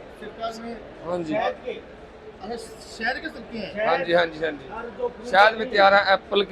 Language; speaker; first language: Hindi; non-native, local second language; Punjabi